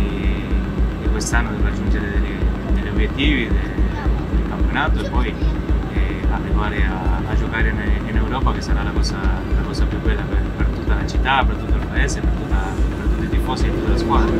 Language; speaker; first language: Italian; non-native, fluent; Spanish